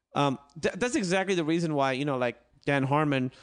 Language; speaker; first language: English; non-native, local second language; Urdu